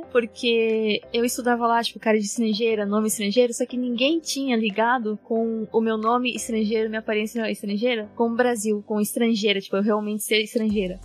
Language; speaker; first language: Portuguese; early bilingual, heritage; Japanese